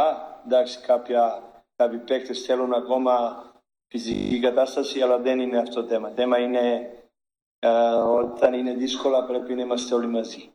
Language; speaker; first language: Greek; non-native, learner; Serbian